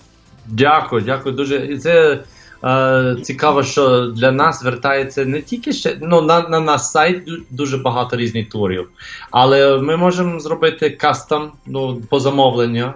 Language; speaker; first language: Ukrainian; early bilingual, heritage; English